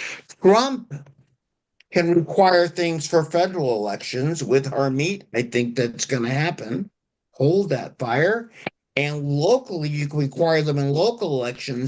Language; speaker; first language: English; native; English